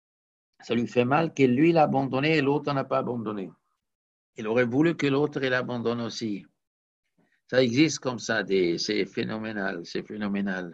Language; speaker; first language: French; native; French